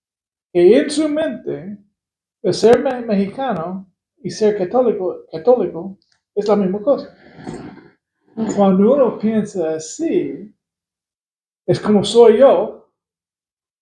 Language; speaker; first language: Spanish; non-native, fluent; English